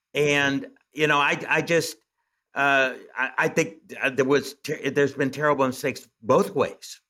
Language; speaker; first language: English; native; English